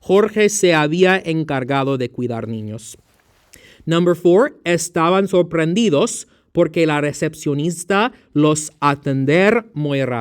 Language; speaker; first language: Spanish; non-native, fluent; English